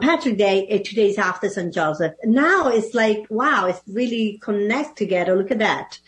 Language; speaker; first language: English; non-native, fluent; Italian